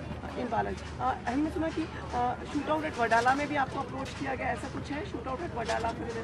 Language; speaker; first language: Hindi; native; Hindi